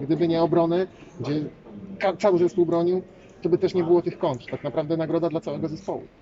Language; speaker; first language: Polish; native; Polish